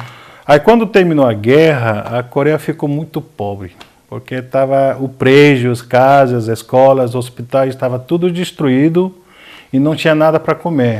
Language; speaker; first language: Portuguese; non-native, fluent; Korean